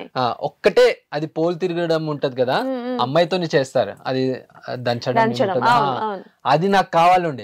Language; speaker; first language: Telugu; early bilingual, heritage; Telugu